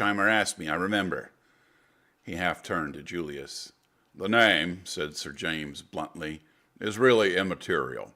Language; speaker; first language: English; native; English